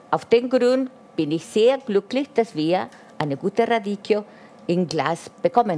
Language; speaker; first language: German; non-native, fluent; Italian